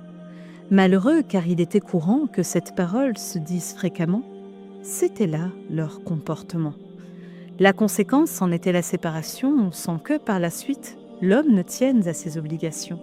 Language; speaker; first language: French; native; French